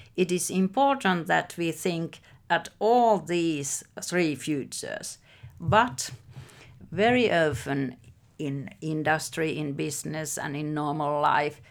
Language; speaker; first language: English; non-native, fluent; Finnish